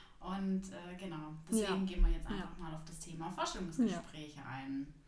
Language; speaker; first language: German; native; German